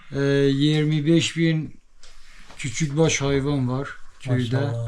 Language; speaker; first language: Turkish; native; Turkish